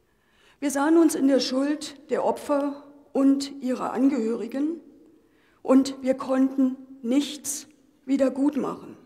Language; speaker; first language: German; native; German